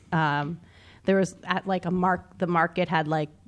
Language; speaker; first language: English; native; English